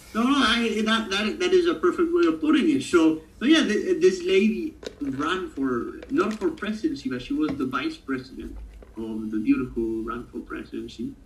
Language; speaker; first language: English; non-native, fluent; Italian